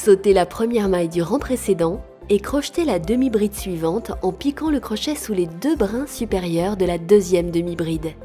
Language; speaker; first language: French; native; French